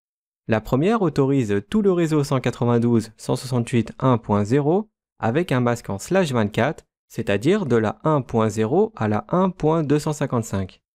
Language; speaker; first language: French; native; French